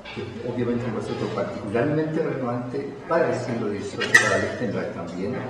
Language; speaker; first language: Spanish; native; Spanish